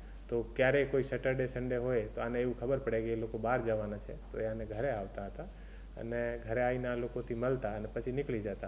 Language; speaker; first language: Gujarati; non-native, fluent; Hindi